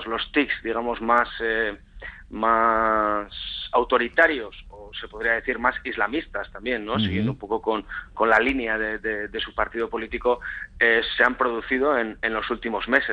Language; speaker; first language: Spanish; native; Spanish